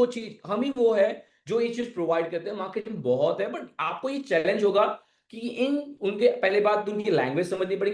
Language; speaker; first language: Hindi; native; Hindi